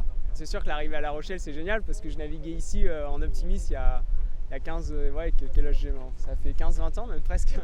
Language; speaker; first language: French; native; French